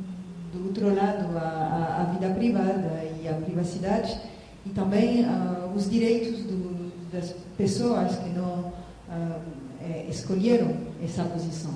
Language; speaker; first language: Portuguese; non-native, fluent; French